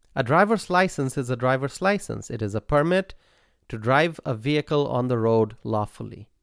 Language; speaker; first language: English; non-native, local second language; Bangla